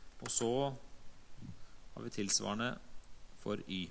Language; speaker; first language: Norwegian; native; Norwegian